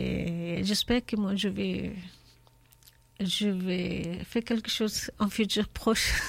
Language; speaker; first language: French; non-native, learner; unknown